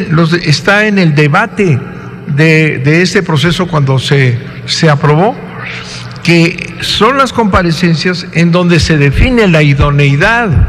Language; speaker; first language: Spanish; native; Spanish